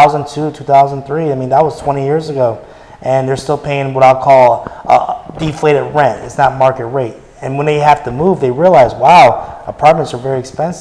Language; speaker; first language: English; native; English